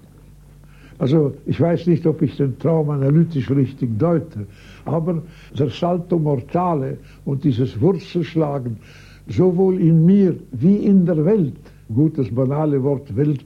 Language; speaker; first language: German; native; German